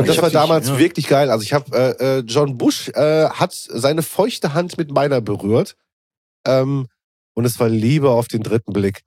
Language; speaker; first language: German; native; German